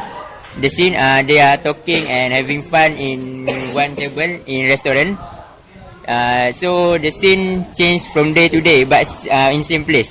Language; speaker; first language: English; non-native, fluent; Malay